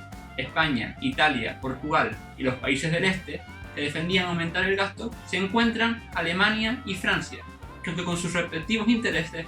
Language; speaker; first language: Spanish; native; Spanish